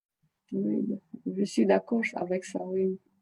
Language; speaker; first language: French; non-native, fluent; Romanian